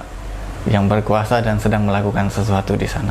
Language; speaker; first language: Indonesian; native; Indonesian